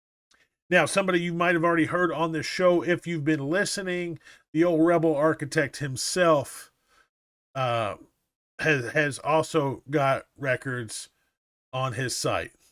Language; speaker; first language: English; native; English